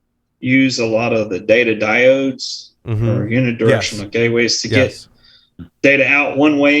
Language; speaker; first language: English; native; English